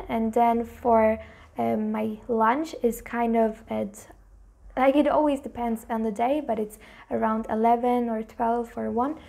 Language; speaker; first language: English; non-native, fluent; German